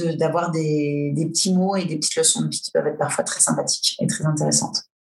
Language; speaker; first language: French; native; French